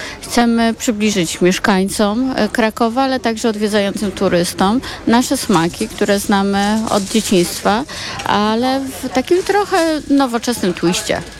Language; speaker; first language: Polish; native; Polish